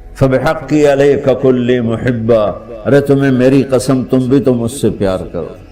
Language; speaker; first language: Urdu; non-native, local second language; Punjabi